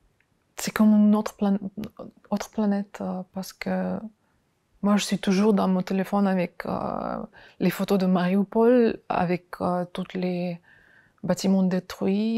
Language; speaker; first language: French; non-native, fluent; Ukrainian